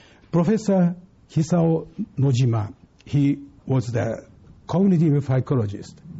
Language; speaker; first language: English; non-native, fluent; Japanese